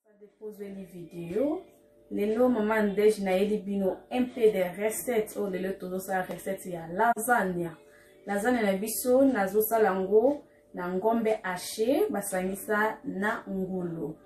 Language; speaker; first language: French; non-native, local second language; Lingala